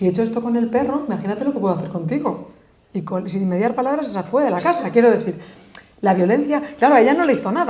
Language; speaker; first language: Spanish; native; Spanish